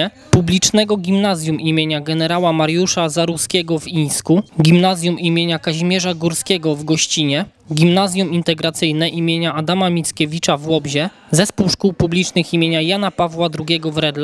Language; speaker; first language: Polish; native; Polish